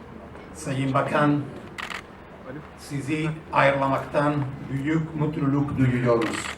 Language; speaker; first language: Turkish; non-native, fluent; Italian